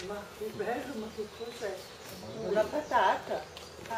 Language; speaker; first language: Italian; native; Italian